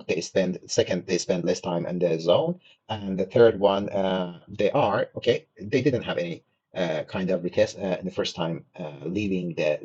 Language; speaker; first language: English; non-native, fluent; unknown